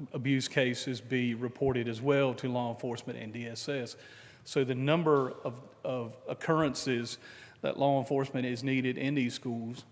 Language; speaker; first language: English; native; English